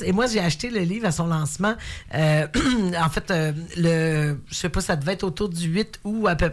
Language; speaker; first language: French; native; French